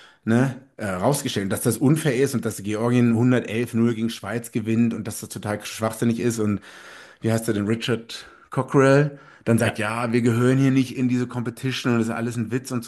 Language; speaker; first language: German; native; German